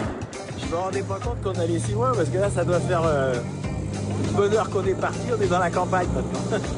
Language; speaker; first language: French; native; French